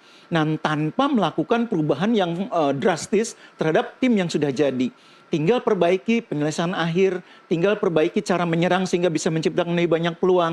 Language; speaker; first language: Indonesian; native; Indonesian